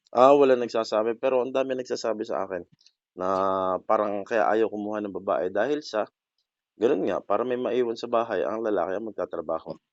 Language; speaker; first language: Filipino; native; Filipino